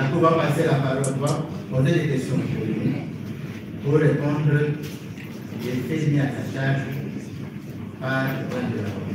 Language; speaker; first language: French; non-native, local second language; Lingala